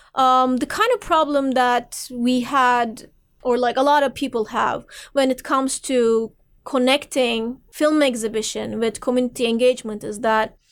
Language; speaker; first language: English; non-native, fluent; Turkish